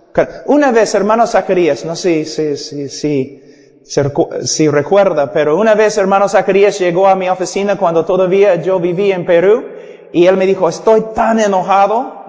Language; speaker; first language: Spanish; non-native, fluent; English